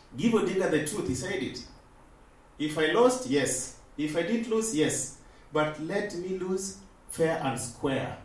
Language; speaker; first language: English; non-native, local second language; Luo (Kenya and Tanzania)